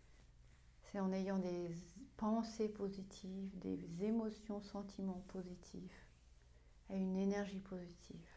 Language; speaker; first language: French; non-native, fluent; German